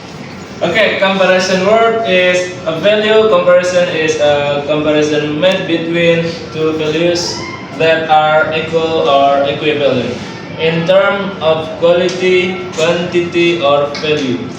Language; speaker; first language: English; non-native, learner; Indonesian